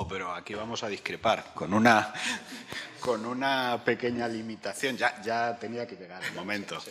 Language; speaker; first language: Spanish; native; Spanish